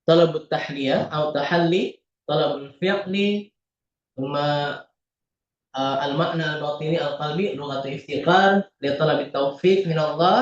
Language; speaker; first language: Arabic; non-native, fluent; Indonesian